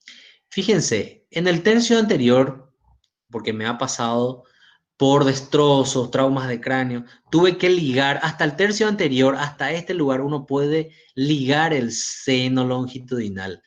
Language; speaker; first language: Spanish; native; Spanish